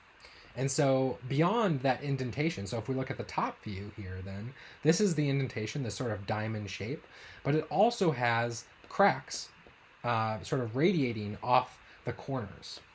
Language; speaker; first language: English; native; English